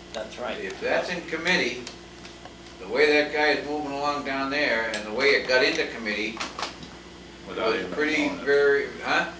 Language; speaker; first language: English; native; English